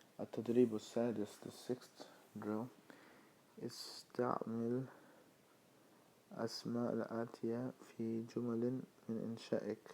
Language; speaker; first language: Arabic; non-native, fluent; English